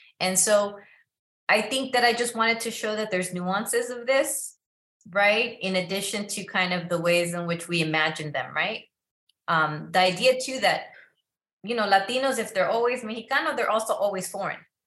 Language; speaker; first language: English; early bilingual, other home language; Spanish